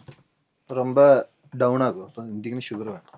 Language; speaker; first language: Tamil; non-native, learner; Malayalam